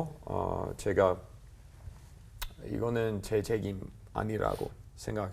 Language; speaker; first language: Korean; non-native, learner; English